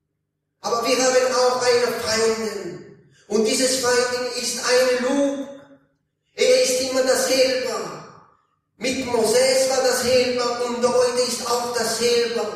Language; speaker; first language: German; non-native, learner; Italian